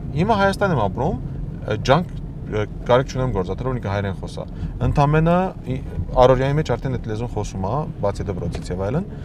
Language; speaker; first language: Armenian; early bilingual, heritage; Armenian